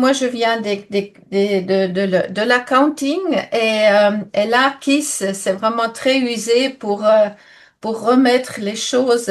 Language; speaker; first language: French; non-native, fluent; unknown